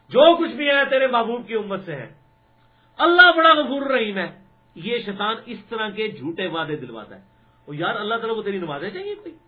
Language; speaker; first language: Urdu; non-native, local second language; Punjabi